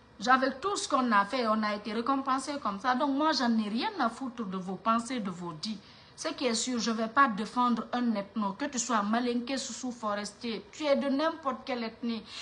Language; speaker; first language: French; non-native, local second language; Mandingo